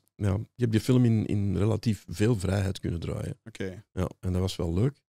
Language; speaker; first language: Dutch; native; Dutch